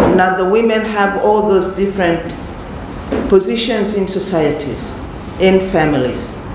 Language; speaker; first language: English; non-native, local second language; Swahili